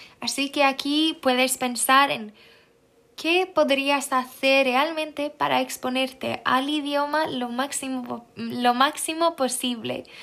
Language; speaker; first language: Spanish; non-native, fluent; Swedish